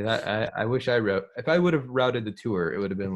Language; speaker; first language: English; native; English